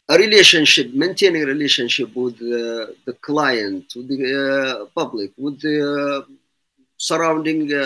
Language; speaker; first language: English; non-native, fluent; Arabic